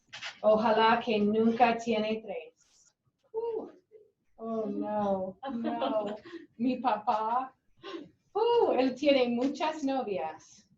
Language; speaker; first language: Spanish; non-native, fluent; English